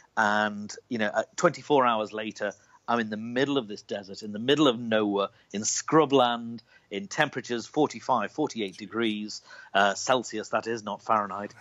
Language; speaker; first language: English; native; English